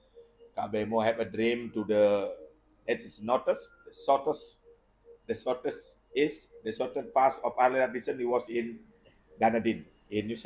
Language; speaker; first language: English; non-native, learner; Indonesian